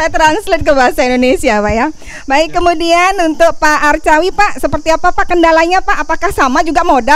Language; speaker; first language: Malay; non-native, local second language; Balinese